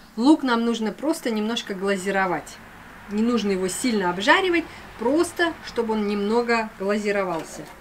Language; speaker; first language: Russian; non-native, local second language; Armenian